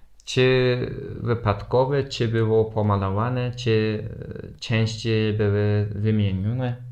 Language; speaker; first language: Polish; non-native, fluent; Turkish